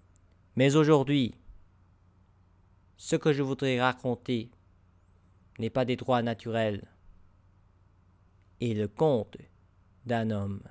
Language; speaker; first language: French; non-native, learner; English